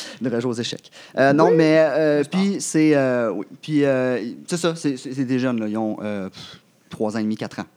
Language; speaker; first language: French; native; French